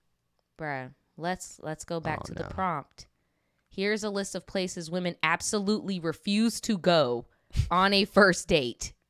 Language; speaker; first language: English; native; English